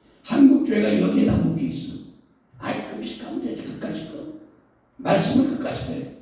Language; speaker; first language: Korean; native; Korean